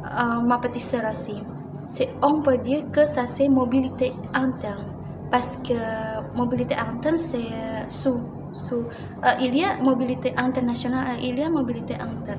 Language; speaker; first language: French; non-native, learner; Indonesian